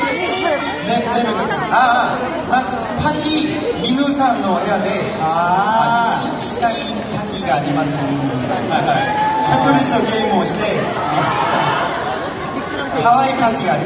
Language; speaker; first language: Japanese; non-native, learner; Korean